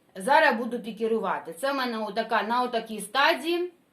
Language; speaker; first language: Ukrainian; non-native, local second language; Russian